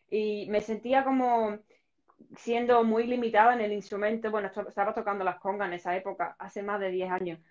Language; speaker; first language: Spanish; non-native, fluent; English